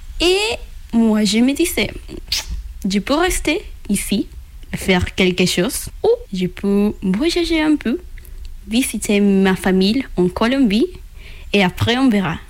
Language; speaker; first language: French; non-native, learner; Spanish